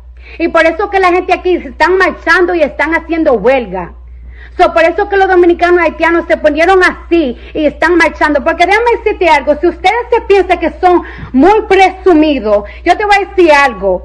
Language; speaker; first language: Spanish; early bilingual, heritage; Spanish